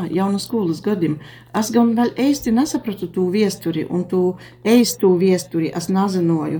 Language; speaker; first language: Latvian; native; Latvian